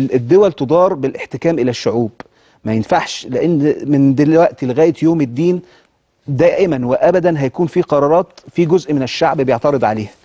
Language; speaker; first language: Arabic; native; Arabic